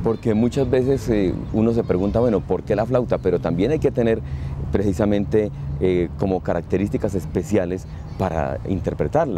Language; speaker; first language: Spanish; native; Spanish